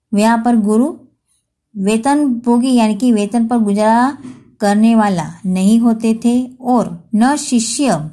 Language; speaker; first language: Hindi; non-native, local second language; Gujarati